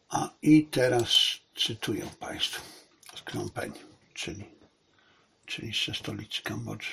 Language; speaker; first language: Polish; native; Polish